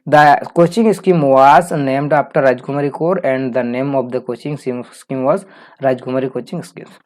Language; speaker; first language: English; non-native, local second language; Bangla